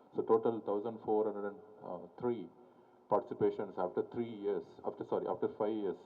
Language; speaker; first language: English; non-native, local second language; Tamil